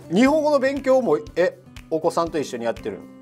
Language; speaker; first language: Japanese; native; Japanese